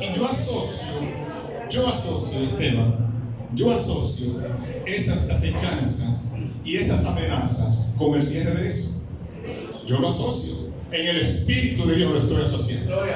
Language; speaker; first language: Spanish; native; Spanish